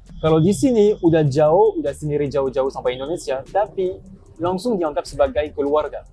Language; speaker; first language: Indonesian; non-native, fluent; French